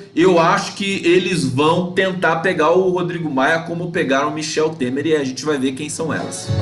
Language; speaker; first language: Portuguese; native; Portuguese